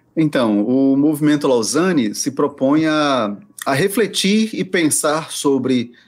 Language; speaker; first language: Portuguese; native; Portuguese